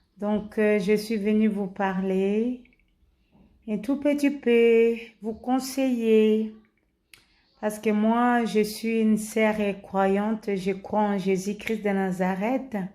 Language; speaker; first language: French; non-native, local second language; Lingala